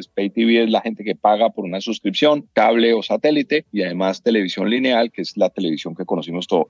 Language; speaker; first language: Spanish; native; Spanish